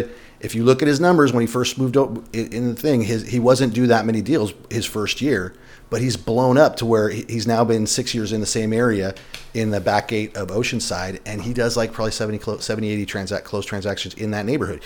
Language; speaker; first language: English; native; English